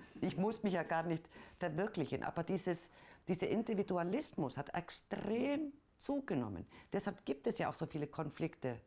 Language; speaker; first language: German; non-native, fluent; Icelandic